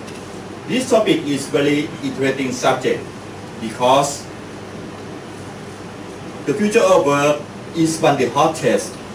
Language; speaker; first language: English; non-native, learner; Thai